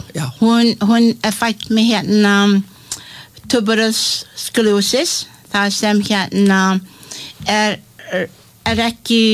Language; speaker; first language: Icelandic; non-native, learner; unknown